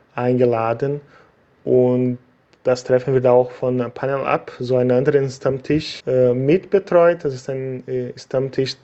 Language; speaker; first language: German; non-native, fluent; Portuguese